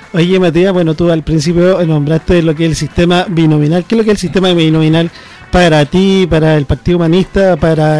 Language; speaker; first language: Spanish; native; Spanish